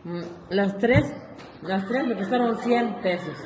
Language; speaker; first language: Spanish; native; Spanish